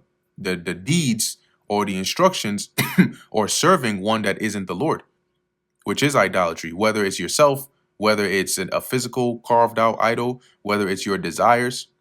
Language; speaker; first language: English; native; English